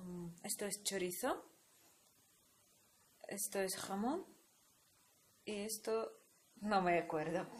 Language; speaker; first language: Spanish; non-native, learner; Russian